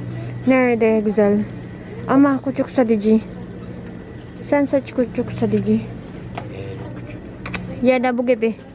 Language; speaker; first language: Turkish; non-native, learner; Filipino